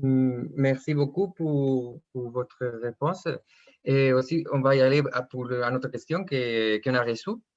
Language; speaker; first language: French; non-native, fluent; Spanish